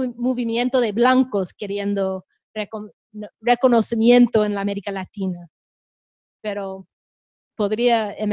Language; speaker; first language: Spanish; non-native, fluent; English